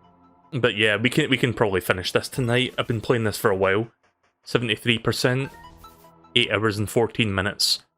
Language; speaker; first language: English; native; English